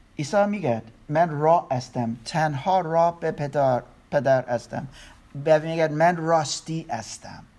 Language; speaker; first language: Persian; non-native, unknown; German